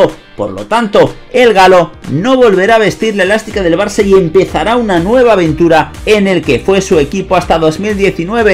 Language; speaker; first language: Spanish; native; Spanish